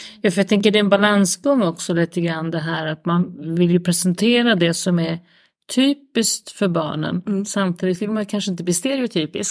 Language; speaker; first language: Swedish; native; Swedish